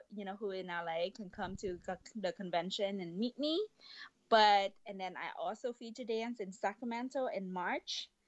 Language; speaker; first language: English; non-native, fluent; Vietnamese